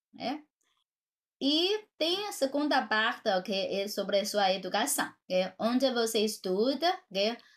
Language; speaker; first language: Portuguese; non-native, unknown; Chinese